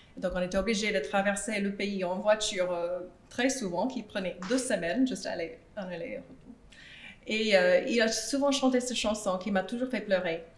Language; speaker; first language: French; non-native, fluent; English